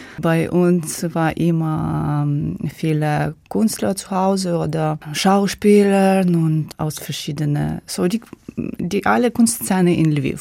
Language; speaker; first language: German; non-native, learner; Ukrainian